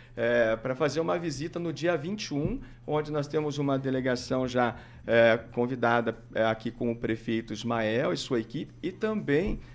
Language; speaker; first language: Portuguese; native; Portuguese